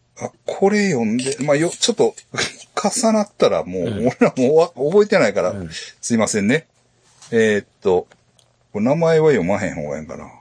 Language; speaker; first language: Japanese; native; Japanese